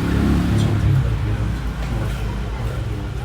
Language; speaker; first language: English; non-native, fluent; Czech